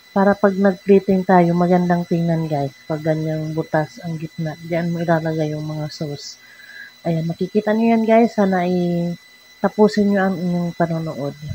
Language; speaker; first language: Filipino; non-native, local second language; Cebuano